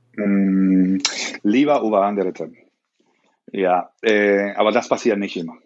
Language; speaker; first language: German; non-native, learner; Spanish